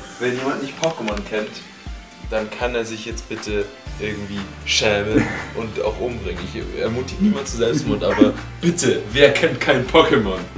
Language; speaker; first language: German; native; German